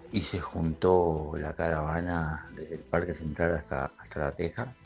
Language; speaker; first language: Spanish; native; Spanish